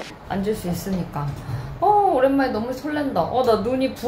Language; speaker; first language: Korean; native; Korean